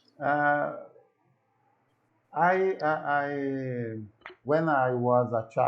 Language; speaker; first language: English; non-native, learner; Portuguese